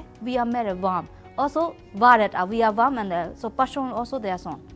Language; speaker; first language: Norwegian; non-native, learner; Burmese